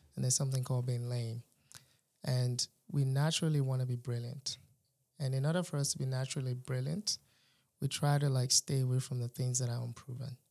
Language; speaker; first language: English; non-native, local second language; Yoruba